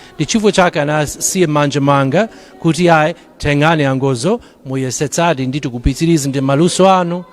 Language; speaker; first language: Nyanja; non-native, fluent; English